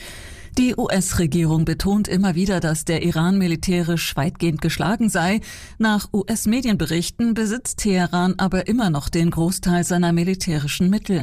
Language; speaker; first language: German; native; German